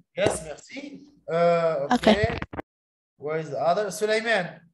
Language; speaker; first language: English; non-native, fluent; Arabic